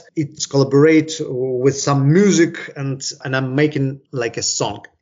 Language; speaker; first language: English; non-native, fluent; Ukrainian